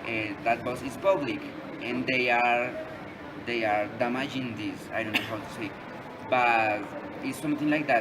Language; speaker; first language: English; non-native, learner; Spanish